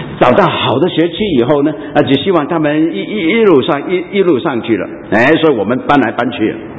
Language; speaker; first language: Chinese; non-native, local second language; Cantonese